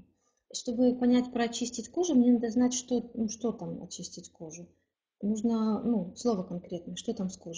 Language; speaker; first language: Russian; native; Russian